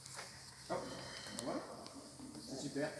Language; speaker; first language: French; native; French